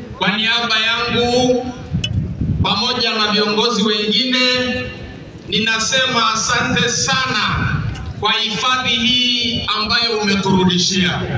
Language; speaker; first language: Swahili; non-native, local second language; Masai